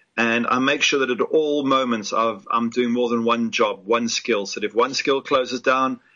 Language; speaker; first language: English; native; English